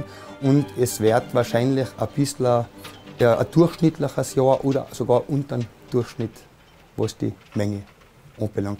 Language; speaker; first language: German; native; German